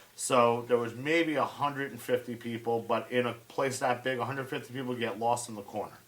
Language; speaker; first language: English; native; English